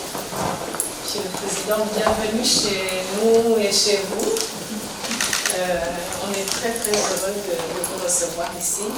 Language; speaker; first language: French; non-native, local second language; Kinyarwanda